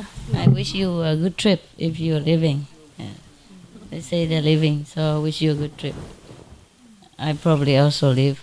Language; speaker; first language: English; non-native, fluent; Vietnamese